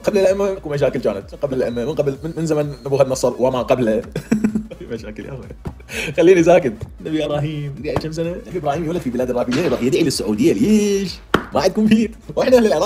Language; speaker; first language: Arabic; native; Arabic